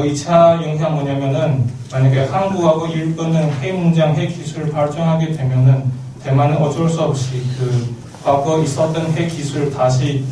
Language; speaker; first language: Korean; non-native, learner; Chinese